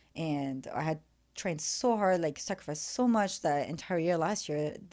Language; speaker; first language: English; non-native, fluent; French